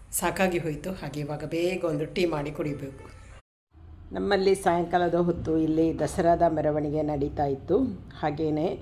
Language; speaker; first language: Kannada; native; Kannada